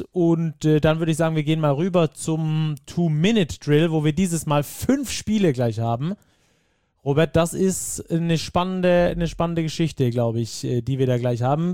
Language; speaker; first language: German; native; German